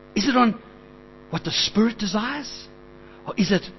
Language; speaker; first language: English; native; English